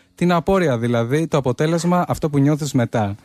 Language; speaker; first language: Greek; native; Greek